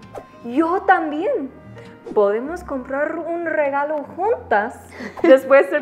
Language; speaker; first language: Spanish; non-native, learner; English